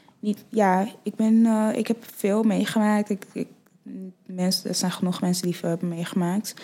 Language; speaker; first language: Dutch; early bilingual, other home language; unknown